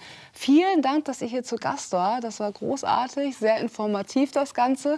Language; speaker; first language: German; native; German